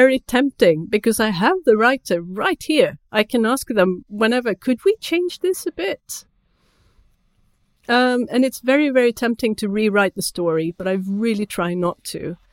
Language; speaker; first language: English; non-native, fluent; Swedish